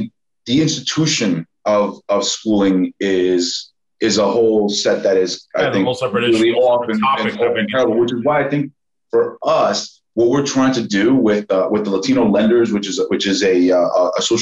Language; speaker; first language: English; native; English